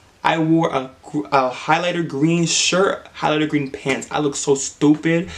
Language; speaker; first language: English; native; English